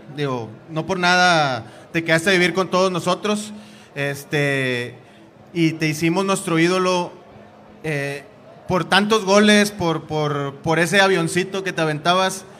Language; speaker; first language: Spanish; native; Spanish